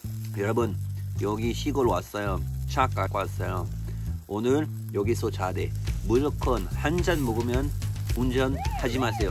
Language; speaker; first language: Korean; non-native, learner; French